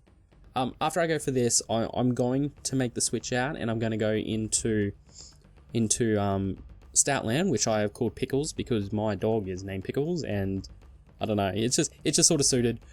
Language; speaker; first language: English; native; English